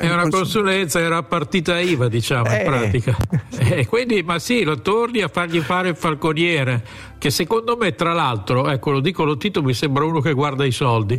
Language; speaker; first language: Italian; native; Italian